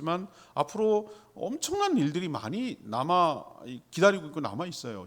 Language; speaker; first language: Korean; native; Korean